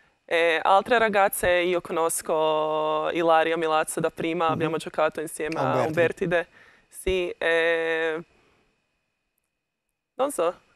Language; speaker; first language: Italian; non-native, learner; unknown